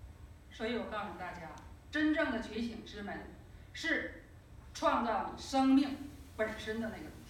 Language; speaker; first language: Chinese; native; Chinese